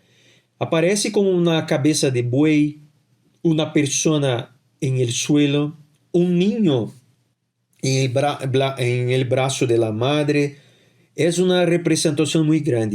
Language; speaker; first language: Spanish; non-native, fluent; Portuguese